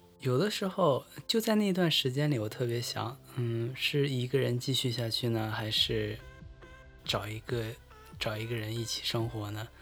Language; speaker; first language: Chinese; native; Chinese